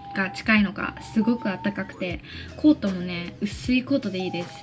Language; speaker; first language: Japanese; early bilingual, heritage; Japanese